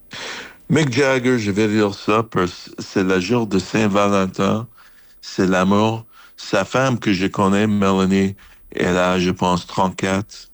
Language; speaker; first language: French; non-native, fluent; English